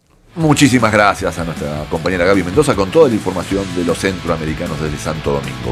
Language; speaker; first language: Spanish; native; Spanish